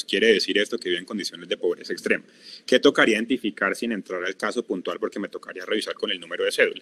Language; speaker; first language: Spanish; native; Spanish